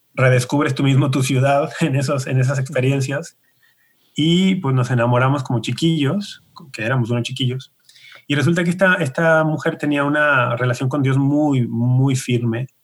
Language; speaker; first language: Spanish; native; Spanish